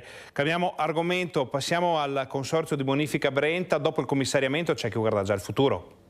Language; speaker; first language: Italian; native; Italian